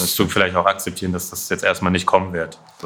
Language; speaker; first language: German; native; German